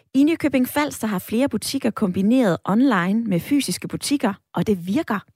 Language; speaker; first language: Danish; native; Danish